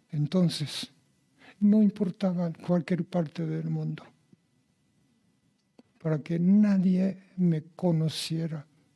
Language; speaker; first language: Spanish; non-native, fluent; Japanese